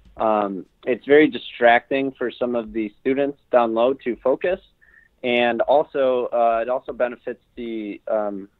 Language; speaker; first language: English; native; English